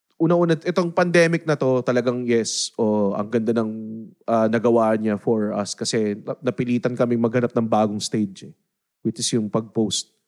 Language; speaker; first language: Filipino; native; Filipino